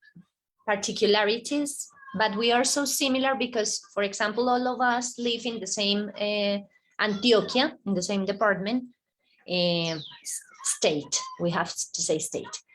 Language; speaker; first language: English; non-native, fluent; Spanish